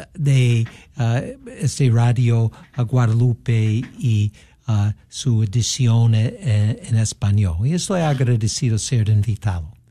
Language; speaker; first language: Spanish; non-native, fluent; English